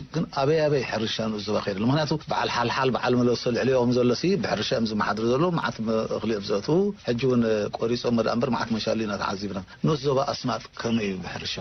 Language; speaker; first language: Tigrinya; native; Tigrinya